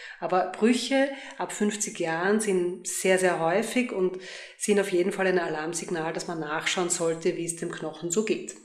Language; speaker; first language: German; native; German